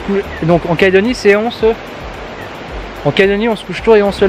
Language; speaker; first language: French; native; French